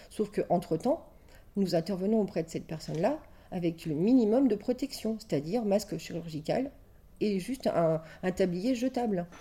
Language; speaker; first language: French; native; French